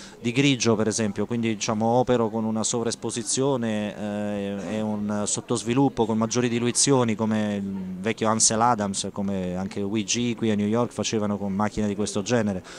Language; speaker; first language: Italian; native; Italian